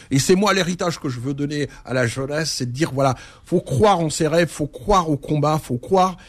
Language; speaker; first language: French; early bilingual, other home language; Arabic